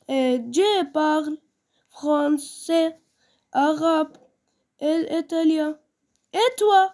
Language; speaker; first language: French; non-native, learner; Arabic